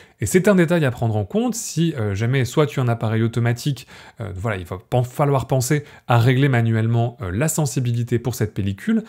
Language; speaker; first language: French; native; French